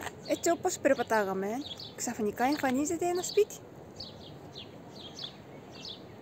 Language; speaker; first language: Greek; non-native, fluent; Japanese